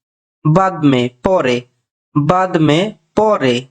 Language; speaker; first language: Hindi; non-native, local second language; Bangla